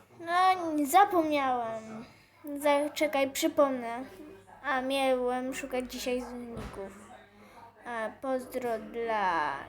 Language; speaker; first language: Polish; native; Polish